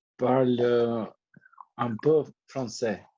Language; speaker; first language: French; non-native, learner; Albanian